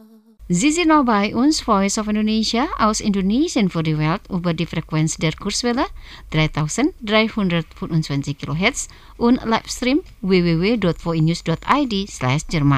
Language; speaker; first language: German; non-native, fluent; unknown